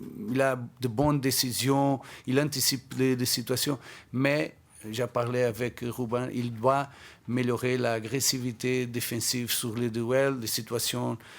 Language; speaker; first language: French; non-native, fluent; Portuguese